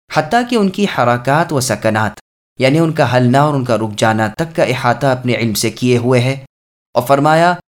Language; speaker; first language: Urdu; native; Urdu